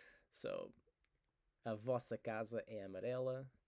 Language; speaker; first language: Portuguese; native; Portuguese